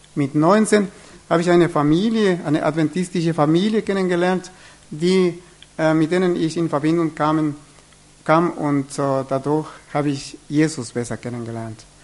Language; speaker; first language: German; non-native, fluent; Spanish